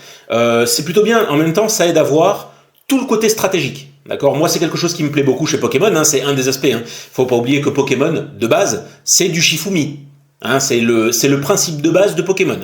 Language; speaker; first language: French; native; French